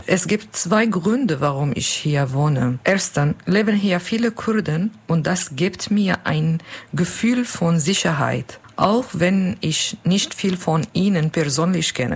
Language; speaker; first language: German; non-native, learner; Kurdish